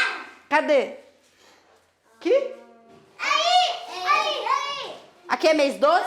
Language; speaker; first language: Portuguese; native; Portuguese